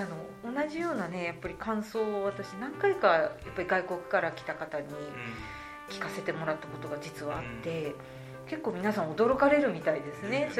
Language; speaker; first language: Japanese; native; Japanese